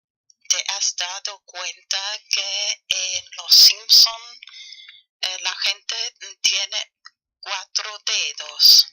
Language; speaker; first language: Spanish; non-native, learner; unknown